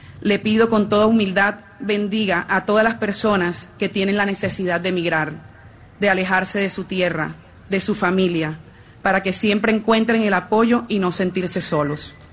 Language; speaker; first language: Spanish; native; Spanish